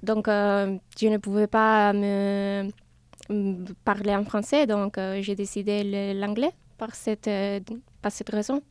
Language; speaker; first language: French; non-native, learner; Spanish